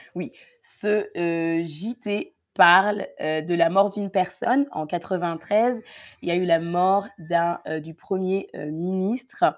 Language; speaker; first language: French; native; French